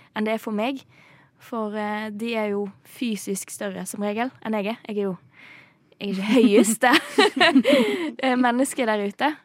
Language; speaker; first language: Norwegian; native; Norwegian